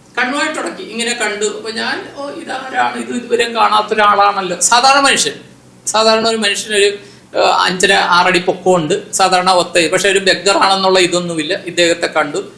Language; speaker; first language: Malayalam; non-native, local second language; Konkani